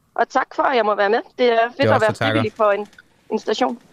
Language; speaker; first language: Danish; native; Danish